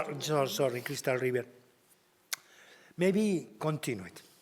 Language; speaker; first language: English; non-native, learner; Spanish